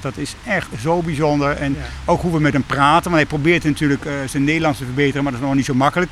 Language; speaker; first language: Dutch; native; Dutch